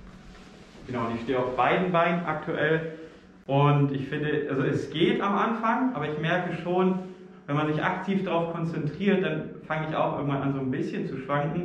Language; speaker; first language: German; native; German